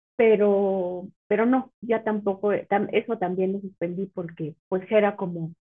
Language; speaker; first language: Spanish; native; Spanish